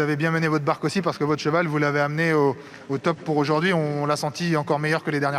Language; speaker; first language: French; native; French